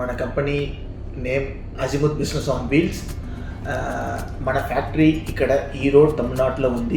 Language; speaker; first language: Telugu; non-native, learner; Tamil